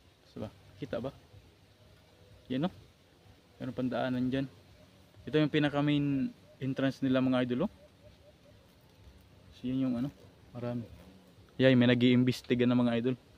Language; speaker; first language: Filipino; native; Filipino